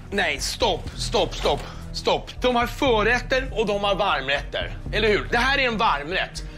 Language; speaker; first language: Swedish; native; Swedish